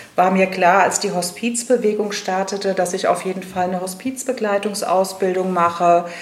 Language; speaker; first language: German; native; German